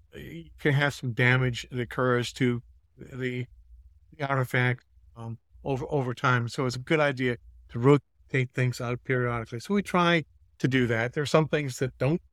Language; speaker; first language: English; native; English